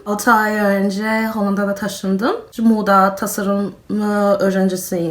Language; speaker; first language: Turkish; non-native, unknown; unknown